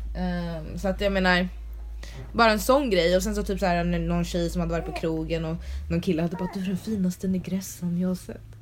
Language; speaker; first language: Swedish; early bilingual, other home language; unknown